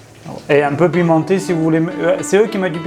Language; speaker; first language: French; native; French